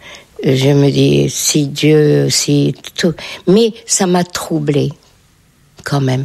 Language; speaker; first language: French; non-native, fluent; Hungarian